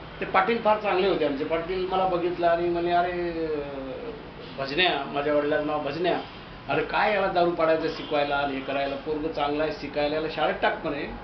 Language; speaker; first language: Marathi; non-native, local second language; Lambadi